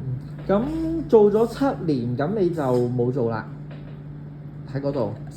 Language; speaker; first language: Cantonese; native; Cantonese